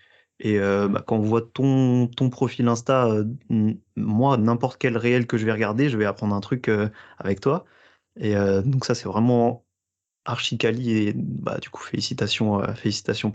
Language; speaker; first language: French; native; French